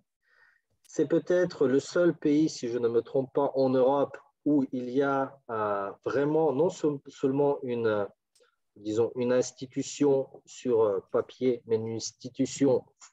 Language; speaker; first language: French; non-native, fluent; Ukrainian